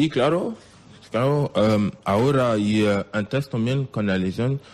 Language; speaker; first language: Spanish; non-native, learner; French